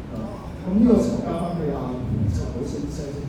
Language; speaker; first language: Cantonese; native; Cantonese